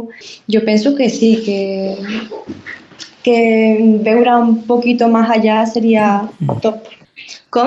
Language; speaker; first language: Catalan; non-native, learner; Spanish